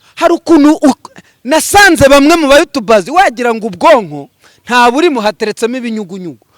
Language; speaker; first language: Kinyarwanda; native; Kinyarwanda